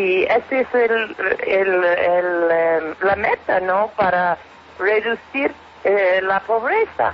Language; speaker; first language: Spanish; non-native, fluent; English